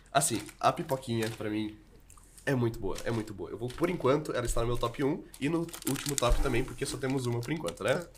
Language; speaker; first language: Portuguese; native; Portuguese